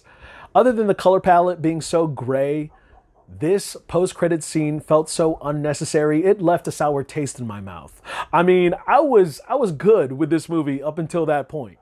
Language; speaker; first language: English; native; English